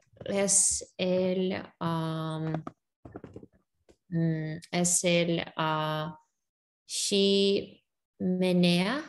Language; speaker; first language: Spanish; non-native, learner; English